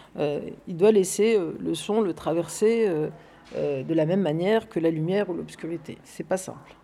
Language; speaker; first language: French; early bilingual, other home language; Arabic